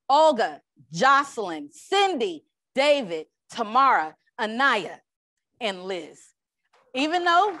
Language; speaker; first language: English; native; English